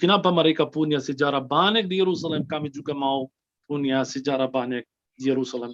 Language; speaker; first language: Indonesian; non-native, fluent; Arabic